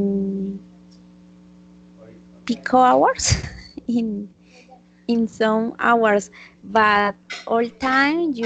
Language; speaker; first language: English; non-native, learner; Spanish